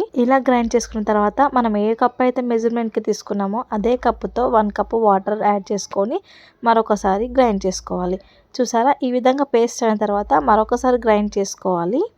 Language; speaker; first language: Telugu; native; Telugu